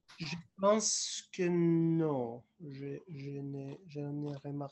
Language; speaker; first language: French; non-native, fluent; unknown